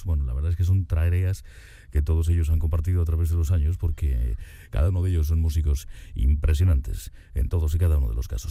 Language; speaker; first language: Spanish; native; Spanish